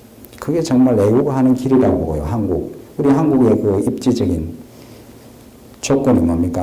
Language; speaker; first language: Korean; native; Korean